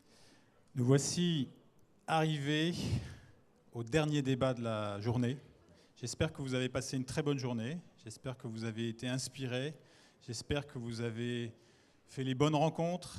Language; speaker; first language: French; native; French